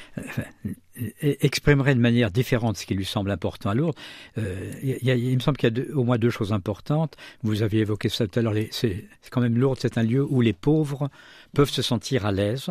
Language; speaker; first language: French; native; French